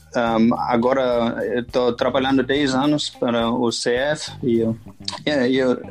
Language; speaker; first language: Portuguese; non-native, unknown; German